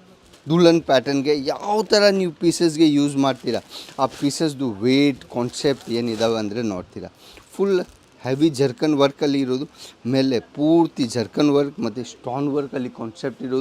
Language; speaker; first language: Kannada; non-native, fluent; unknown